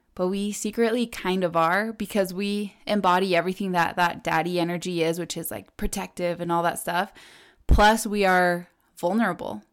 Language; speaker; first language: English; early bilingual, other home language; Spanish